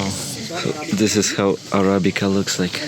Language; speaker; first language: English; non-native, fluent; Polish